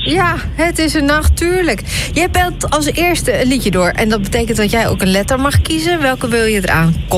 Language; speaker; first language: Dutch; native; Dutch